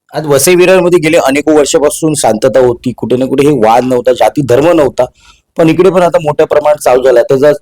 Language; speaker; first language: Marathi; non-native, local second language; Hindi